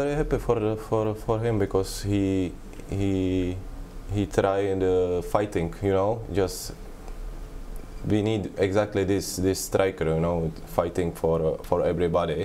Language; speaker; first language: English; non-native, learner; Czech